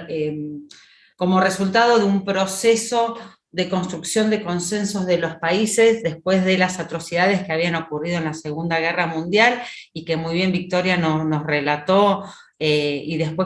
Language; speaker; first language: Spanish; native; Spanish